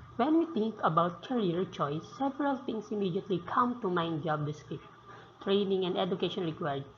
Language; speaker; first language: English; non-native, local second language; Filipino